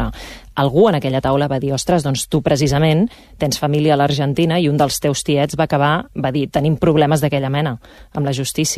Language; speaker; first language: Catalan; native; Catalan